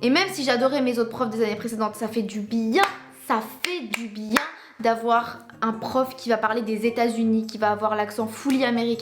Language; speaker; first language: French; native; French